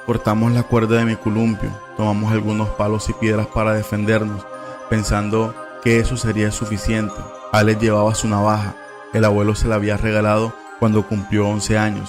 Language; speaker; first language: Spanish; native; Spanish